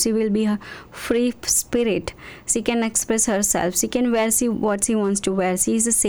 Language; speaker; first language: English; non-native, local second language; Gujarati